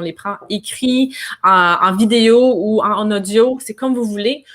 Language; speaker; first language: French; native; French